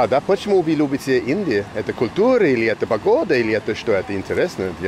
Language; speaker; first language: Russian; non-native, learner; English